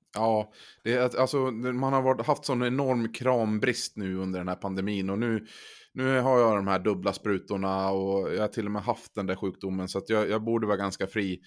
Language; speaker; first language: Swedish; native; Swedish